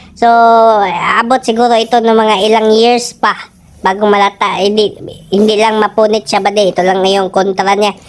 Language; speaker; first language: Filipino; non-native, local second language; Cebuano